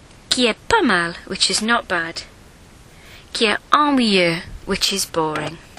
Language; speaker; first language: English; native; English